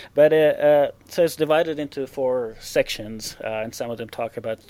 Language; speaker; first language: English; non-native, fluent; Hebrew